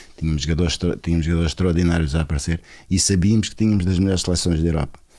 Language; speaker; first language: Portuguese; non-native, local second language; Kabuverdianu